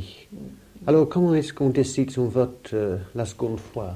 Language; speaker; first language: French; non-native, fluent; English